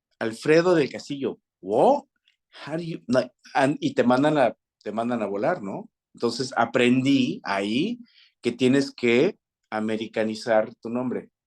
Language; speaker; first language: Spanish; native; Spanish